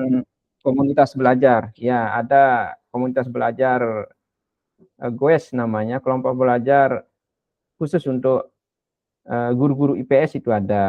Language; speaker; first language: Indonesian; non-native, local second language; Sasak